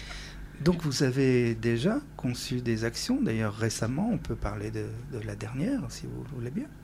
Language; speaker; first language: French; native; French